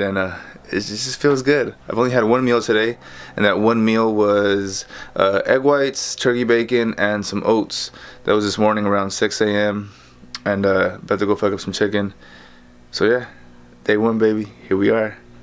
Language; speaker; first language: English; early bilingual, other home language; Spanish